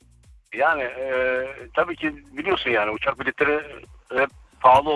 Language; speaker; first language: Turkish; early bilingual, heritage; Turkish